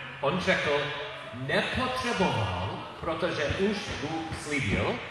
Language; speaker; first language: Czech; non-native, learner; English